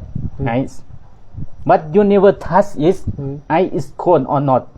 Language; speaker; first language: English; non-native, learner; Thai